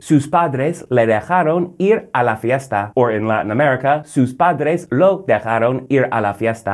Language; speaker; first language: Spanish; non-native, fluent; English